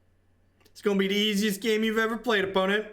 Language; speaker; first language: English; native; English